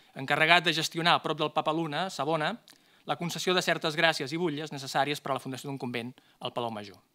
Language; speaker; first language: Catalan; native; Catalan